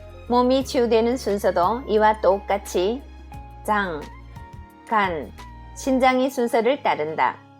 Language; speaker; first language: Korean; native; Korean